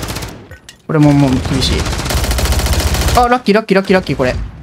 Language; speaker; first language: Japanese; native; Japanese